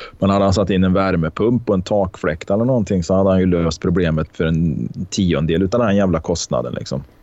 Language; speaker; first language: Swedish; native; Swedish